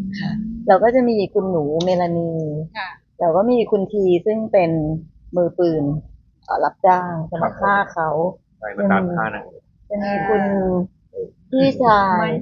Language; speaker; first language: Thai; native; Thai